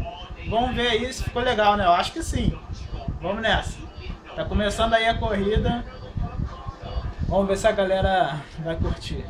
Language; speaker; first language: Portuguese; native; Portuguese